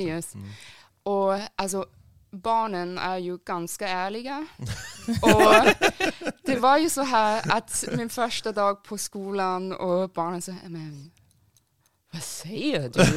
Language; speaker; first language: Swedish; non-native, fluent; German